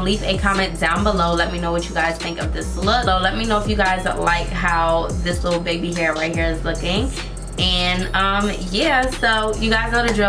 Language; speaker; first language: English; native; English